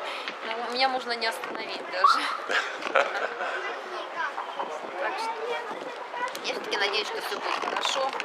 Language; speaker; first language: Russian; native; Russian